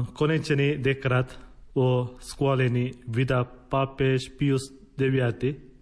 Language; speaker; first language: Slovak; non-native, learner; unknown